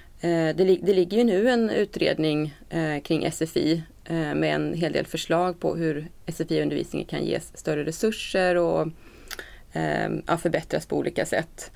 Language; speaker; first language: Swedish; native; Swedish